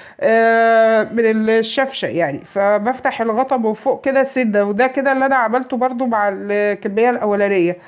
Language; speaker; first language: Arabic; native; Arabic